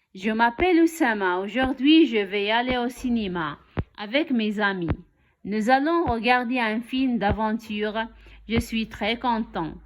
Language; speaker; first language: French; non-native, local second language; Arabic